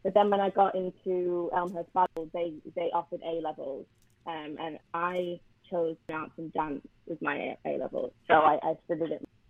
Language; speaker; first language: English; native; English